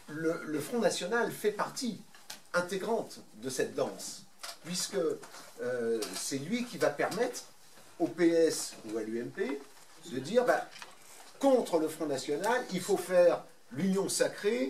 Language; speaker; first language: French; native; French